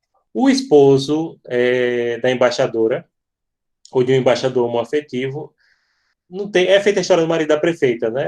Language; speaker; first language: Portuguese; native; Portuguese